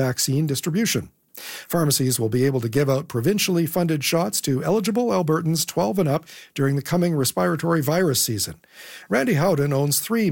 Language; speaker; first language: English; native; English